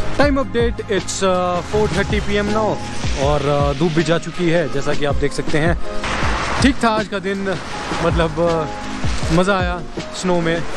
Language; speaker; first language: Hindi; native; Hindi